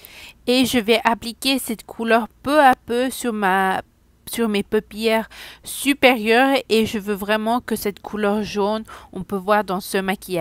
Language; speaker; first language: French; non-native, fluent; Spanish